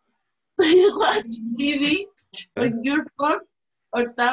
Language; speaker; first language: English; non-native, learner; Spanish